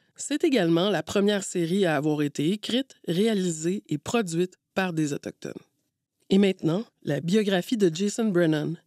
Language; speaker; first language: French; native; French